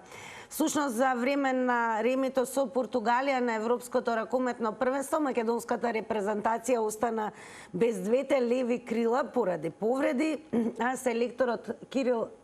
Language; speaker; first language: Macedonian; native; Macedonian